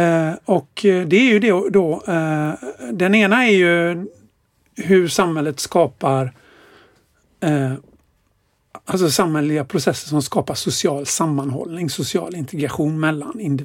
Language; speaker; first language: Swedish; native; Swedish